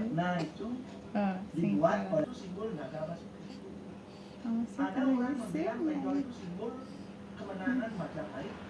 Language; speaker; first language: Indonesian; non-native, local second language; Balinese